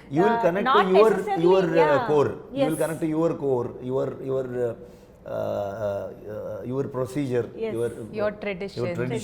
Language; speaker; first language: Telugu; non-native, learner; Kannada